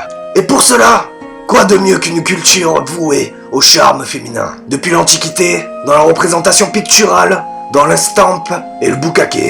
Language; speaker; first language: French; native; French